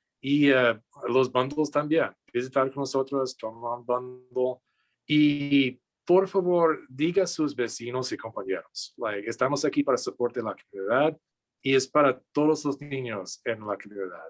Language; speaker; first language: Spanish; non-native, learner; English